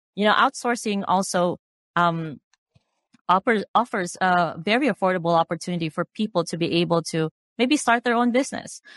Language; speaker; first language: English; non-native, local second language; Cebuano